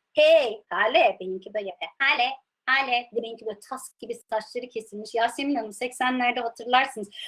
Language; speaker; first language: Turkish; early bilingual, heritage; Turkish